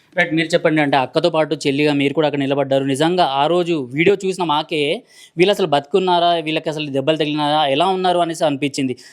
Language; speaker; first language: Telugu; native; Telugu